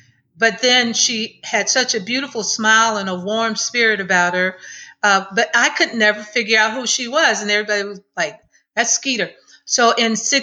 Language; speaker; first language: English; native; English